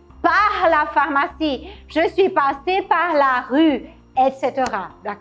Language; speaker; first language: French; non-native, fluent; Portuguese